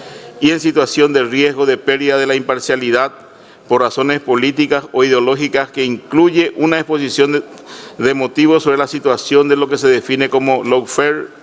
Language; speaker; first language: Spanish; native; Spanish